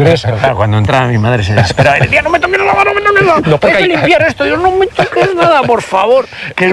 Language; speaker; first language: Spanish; native; Spanish